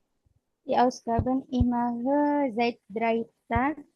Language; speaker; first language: German; non-native, learner; Indonesian